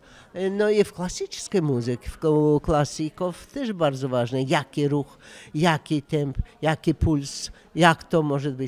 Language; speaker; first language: Polish; non-native, learner; Russian